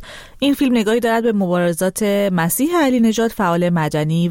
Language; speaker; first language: Persian; native; Persian